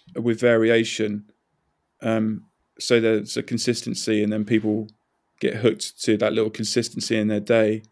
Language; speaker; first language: English; native; English